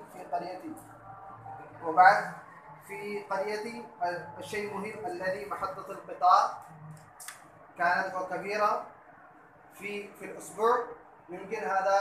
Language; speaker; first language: Arabic; non-native, learner; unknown